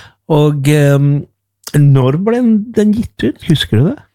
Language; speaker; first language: Norwegian; non-native, fluent; Spanish